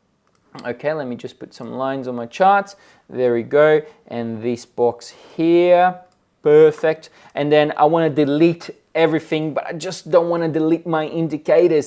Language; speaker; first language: English; non-native, fluent; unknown